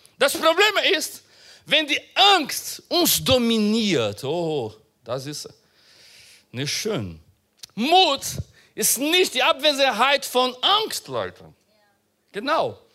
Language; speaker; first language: German; non-native, fluent; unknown